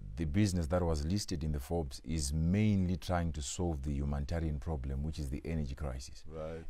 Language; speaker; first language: English; non-native, local second language; Shona